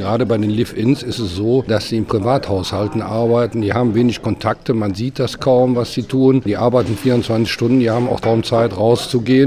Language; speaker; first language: German; native; German